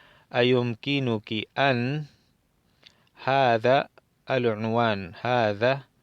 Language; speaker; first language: Arabic; non-native, fluent; Spanish